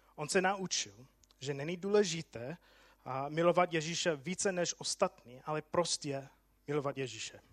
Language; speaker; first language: Czech; non-native, fluent; English